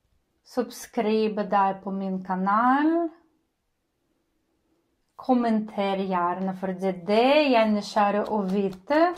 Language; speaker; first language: Norwegian; non-native, learner; Ukrainian